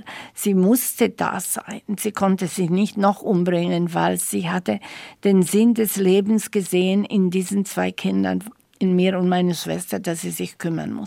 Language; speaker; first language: German; non-native, fluent; Slovak